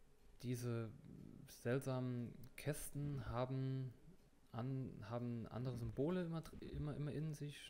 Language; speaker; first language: German; native; German